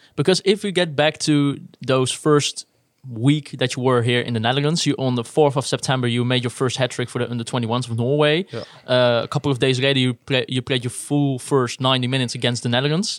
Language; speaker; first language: English; non-native, fluent; Dutch